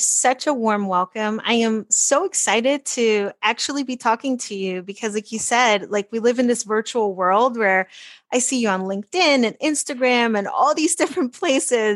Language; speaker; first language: English; early bilingual, other home language; Portuguese